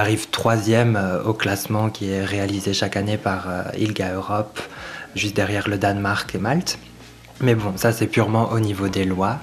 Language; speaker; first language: French; native; French